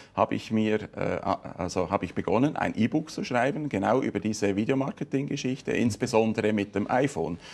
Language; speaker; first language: German; native; German